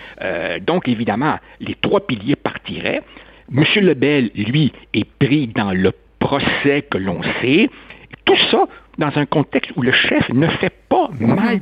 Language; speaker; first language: French; native; French